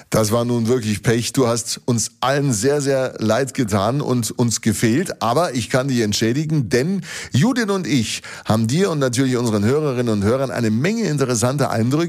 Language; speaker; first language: German; native; German